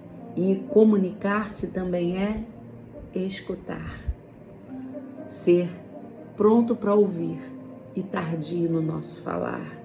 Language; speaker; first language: Portuguese; native; Portuguese